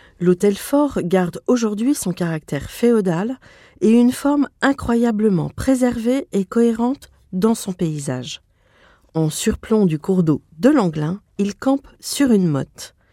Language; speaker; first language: French; native; French